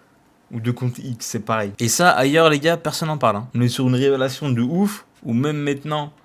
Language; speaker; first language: French; native; French